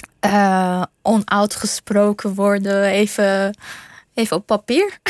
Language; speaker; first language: Dutch; non-native, fluent; Persian